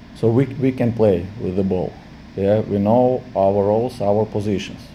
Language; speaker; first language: English; non-native, fluent; Latvian